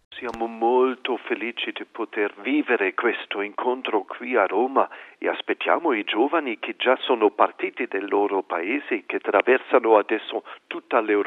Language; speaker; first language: Italian; non-native, fluent; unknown